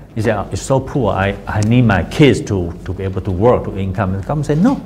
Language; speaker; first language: English; non-native, fluent; Chinese